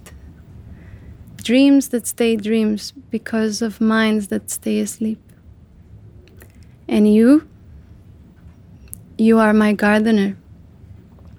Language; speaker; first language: English; non-native, fluent; Catalan